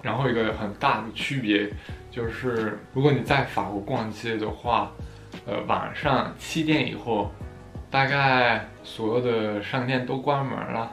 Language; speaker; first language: Chinese; non-native, fluent; French